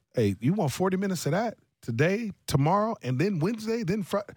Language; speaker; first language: English; native; English